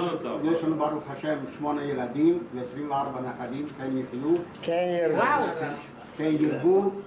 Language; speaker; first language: Hebrew; non-native, fluent; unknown